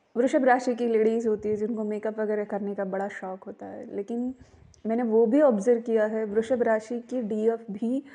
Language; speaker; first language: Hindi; non-native, local second language; Marathi